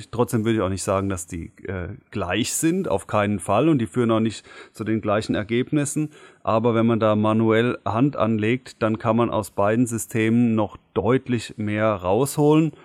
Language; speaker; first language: German; native; German